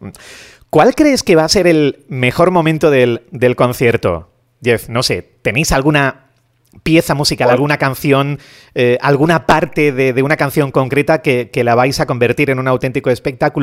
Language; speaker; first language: Spanish; native; Spanish